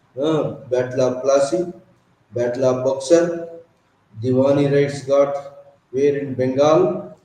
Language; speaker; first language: English; non-native, local second language; Telugu